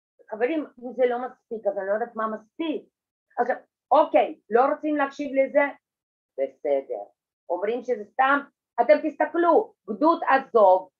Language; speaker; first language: Hebrew; non-native, fluent; Russian